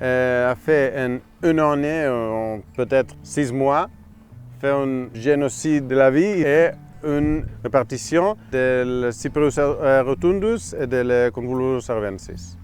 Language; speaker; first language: French; non-native, fluent; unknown